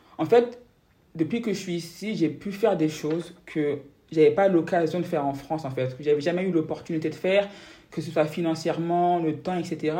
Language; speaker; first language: French; native; French